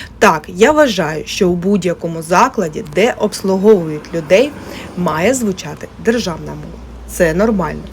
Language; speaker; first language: Ukrainian; native; Ukrainian